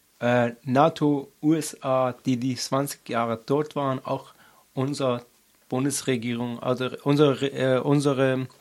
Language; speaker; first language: German; non-native, learner; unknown